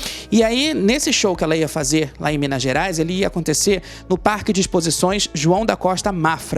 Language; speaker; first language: Portuguese; native; Portuguese